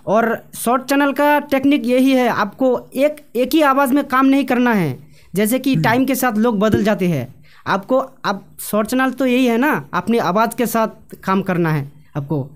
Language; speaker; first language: Hindi; non-native, local second language; Bangla